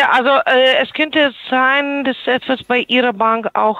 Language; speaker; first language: German; non-native, fluent; Polish